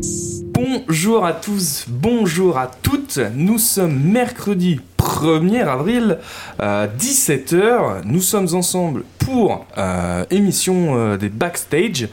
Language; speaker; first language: French; native; French